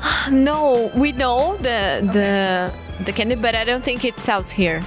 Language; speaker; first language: English; non-native, fluent; Portuguese